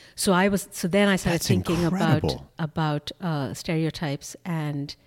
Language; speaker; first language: English; non-native, local second language; Bangla